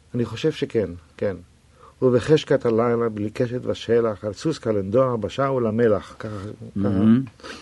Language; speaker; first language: Hebrew; native; Hebrew